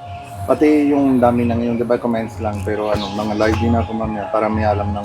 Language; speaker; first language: Filipino; non-native, learner; Punjabi